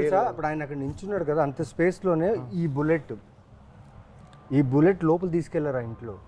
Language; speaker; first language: Telugu; native; Telugu